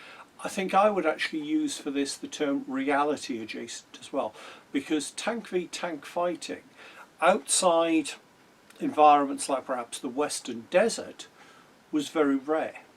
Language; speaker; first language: English; native; English